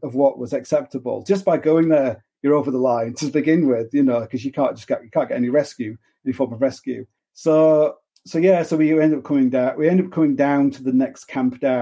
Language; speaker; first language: English; native; English